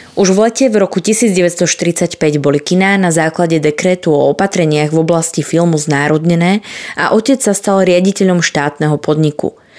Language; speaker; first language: Slovak; native; Slovak